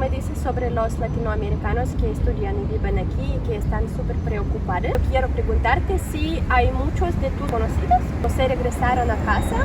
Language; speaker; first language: Spanish; non-native, fluent; Russian